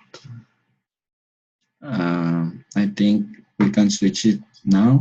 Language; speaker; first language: English; non-native, learner; Spanish